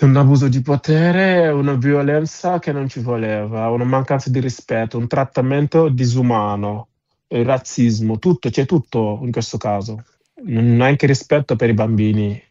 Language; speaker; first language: Italian; non-native, fluent; Wolof